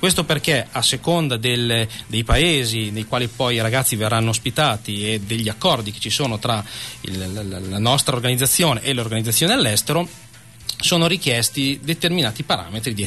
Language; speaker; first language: Italian; native; Italian